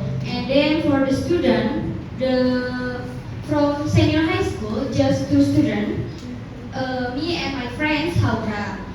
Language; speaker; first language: English; non-native, learner; Indonesian